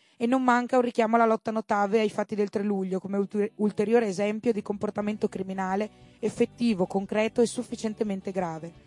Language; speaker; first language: Italian; native; Italian